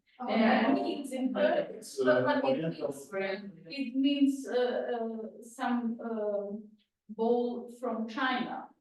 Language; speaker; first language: English; non-native, fluent; Serbian